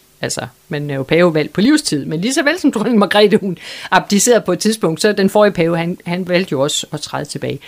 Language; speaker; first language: Danish; native; Danish